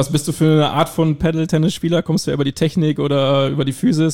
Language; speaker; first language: German; native; German